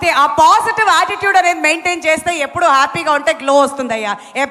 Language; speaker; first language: Telugu; native; Telugu